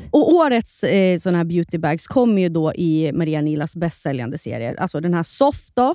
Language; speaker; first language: Swedish; native; Swedish